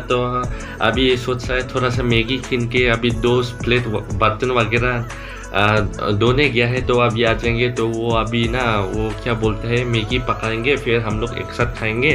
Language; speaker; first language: Hindi; non-native, learner; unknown